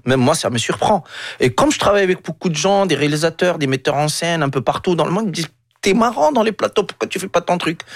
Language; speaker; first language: French; non-native, local second language; Arabic